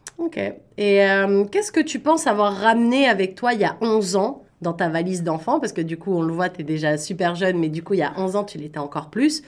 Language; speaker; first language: French; native; French